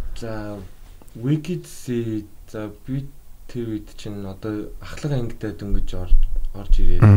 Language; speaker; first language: Mongolian; early bilingual, heritage; Mongolian